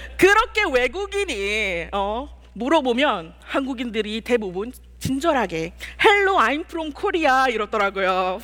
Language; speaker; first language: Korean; non-native, fluent; Malay